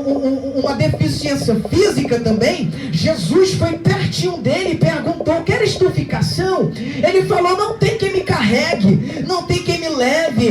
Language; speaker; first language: Portuguese; native; Portuguese